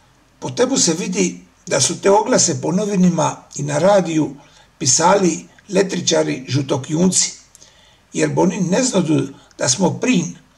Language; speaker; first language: Serbian; native; Serbian